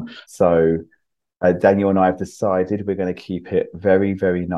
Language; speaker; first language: English; native; English